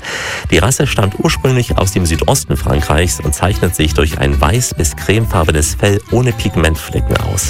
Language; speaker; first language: German; native; German